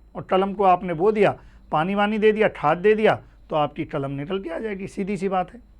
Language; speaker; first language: Hindi; native; Hindi